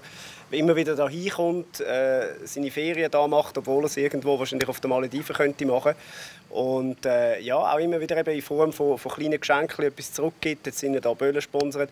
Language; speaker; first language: German; native; German